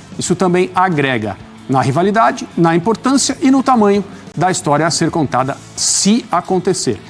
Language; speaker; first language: Portuguese; native; Portuguese